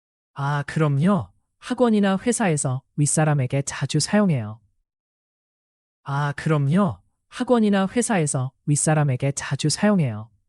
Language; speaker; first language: Korean; non-native, fluent; Chinese